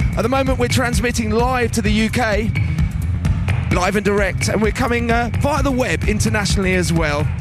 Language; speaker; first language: English; native; English